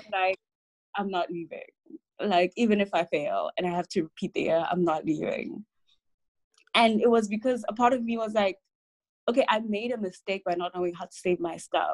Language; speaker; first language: English; non-native, local second language; Tswana